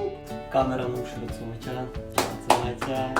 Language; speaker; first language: Japanese; non-native, learner; Serbian